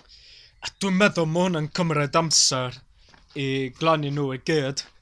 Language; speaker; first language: Welsh; non-native, learner; English